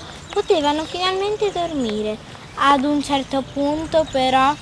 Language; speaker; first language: Italian; native; Italian